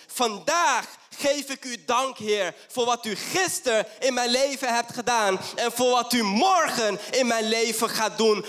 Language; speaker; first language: Dutch; non-native, fluent; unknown